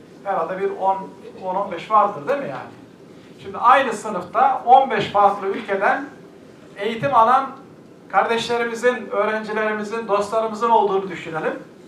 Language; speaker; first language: Turkish; native; Turkish